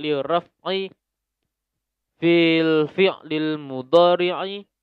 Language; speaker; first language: Arabic; non-native, learner; Indonesian